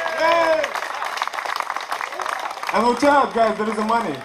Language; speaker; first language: English; non-native, learner; Russian